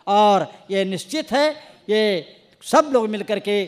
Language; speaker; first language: Hindi; non-native, local second language; Kannada